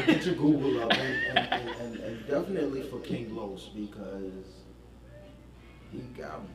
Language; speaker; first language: English; native; English